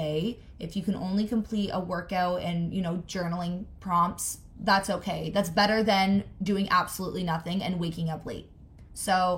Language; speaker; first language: English; native; English